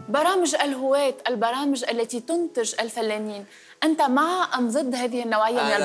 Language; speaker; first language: Arabic; native; Arabic